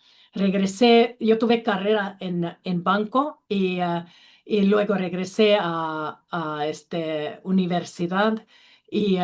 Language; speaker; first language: Spanish; non-native, learner; Finnish